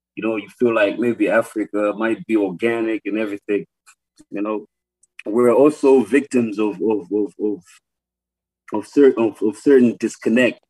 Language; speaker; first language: English; non-native, local second language; Nyanja